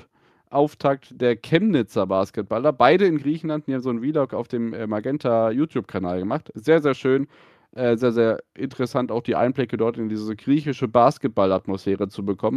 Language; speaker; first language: German; native; German